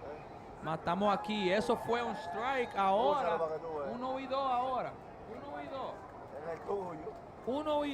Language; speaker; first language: Spanish; non-native, learner; English